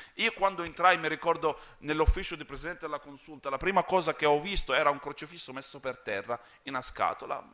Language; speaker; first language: Italian; non-native, fluent; Arabic